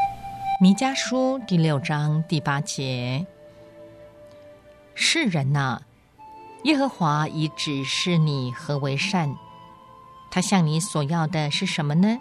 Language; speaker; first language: Chinese; native; Chinese